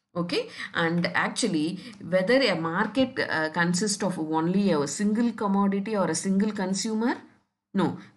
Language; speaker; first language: English; non-native, local second language; Tamil